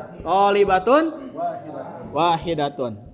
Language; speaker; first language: Arabic; non-native, fluent; Sundanese